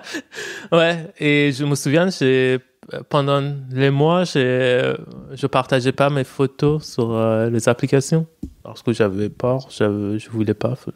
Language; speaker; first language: French; non-native, fluent; Persian